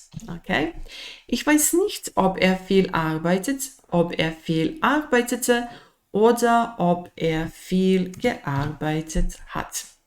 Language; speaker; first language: German; non-native, fluent; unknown